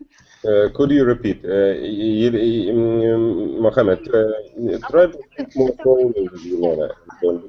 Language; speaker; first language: English; non-native, learner; Russian